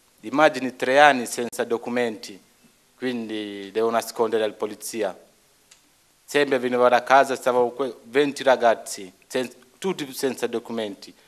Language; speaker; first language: Italian; non-native, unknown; Luo (Kenya and Tanzania)